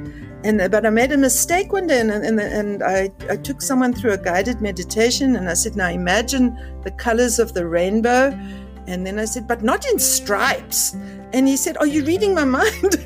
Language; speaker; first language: English; native; English